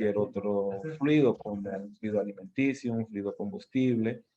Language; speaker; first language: Spanish; native; Spanish